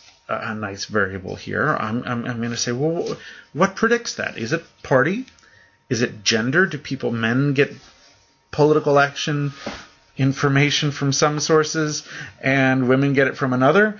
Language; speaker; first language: English; native; English